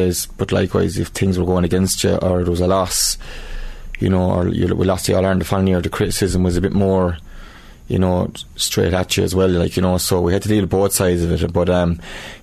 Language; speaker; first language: English; native; English